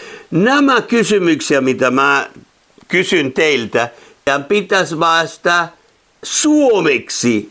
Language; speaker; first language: Finnish; non-native, fluent; Spanish